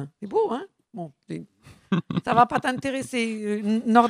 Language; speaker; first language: French; native; French